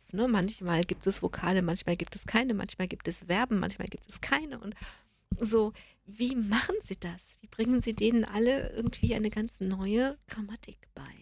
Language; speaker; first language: German; native; German